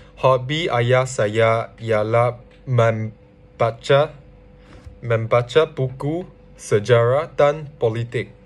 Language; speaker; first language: Malay; non-native, learner; Chinese